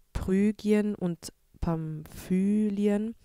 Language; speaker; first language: German; native; German